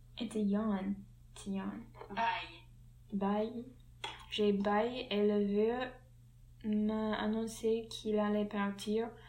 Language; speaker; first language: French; non-native, learner; English